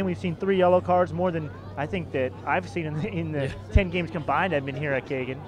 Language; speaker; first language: English; native; English